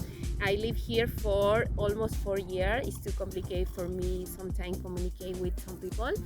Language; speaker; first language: English; non-native, learner; Spanish